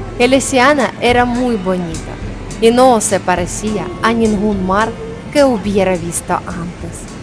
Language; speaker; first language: Spanish; non-native, learner; Ukrainian